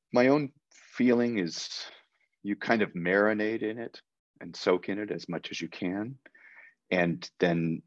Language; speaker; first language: English; native; English